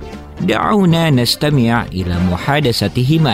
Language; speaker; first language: Arabic; non-native, fluent; Indonesian